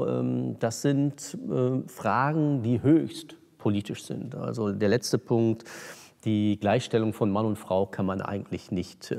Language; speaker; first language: German; native; German